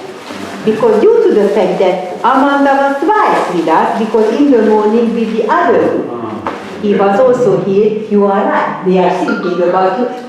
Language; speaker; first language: English; non-native, fluent; Hungarian